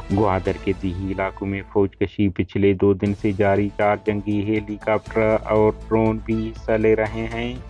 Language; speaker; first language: Urdu; non-native, local second language; Baluchi